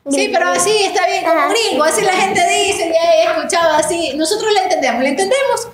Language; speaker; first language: Spanish; native; Spanish